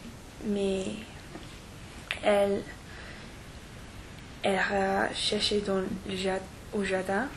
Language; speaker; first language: French; non-native, learner; English